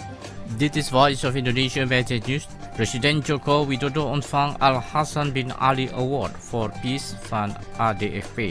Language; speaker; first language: Dutch; non-native, fluent; Indonesian